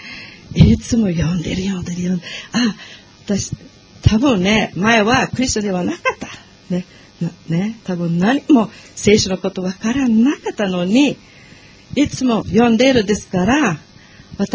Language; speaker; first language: Japanese; non-native, learner; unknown